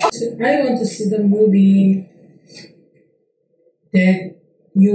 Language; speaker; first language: English; non-native, learner; Korean